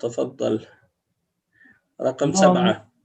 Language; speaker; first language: Arabic; non-native, fluent; French